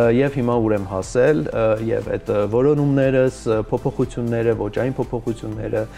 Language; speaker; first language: Armenian; early bilingual, heritage; Armenian